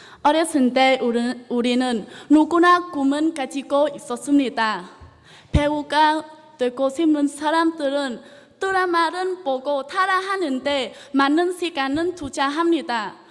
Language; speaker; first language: Korean; non-native, learner; Vietnamese